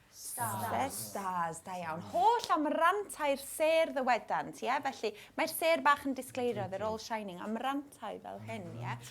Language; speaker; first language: Welsh; native; Welsh